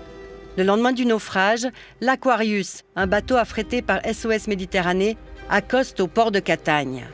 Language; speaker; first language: French; native; French